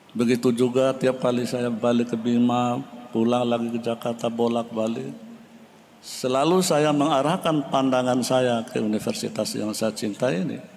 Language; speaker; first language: Indonesian; non-native, local second language; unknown